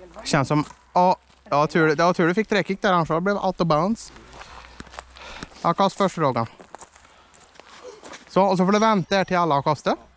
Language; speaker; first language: Swedish; native; Swedish